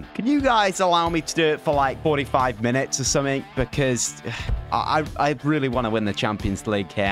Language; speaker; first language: English; native; English